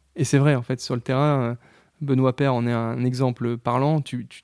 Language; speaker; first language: French; native; French